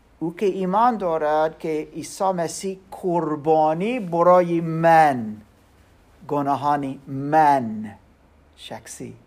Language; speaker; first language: Persian; non-native, learner; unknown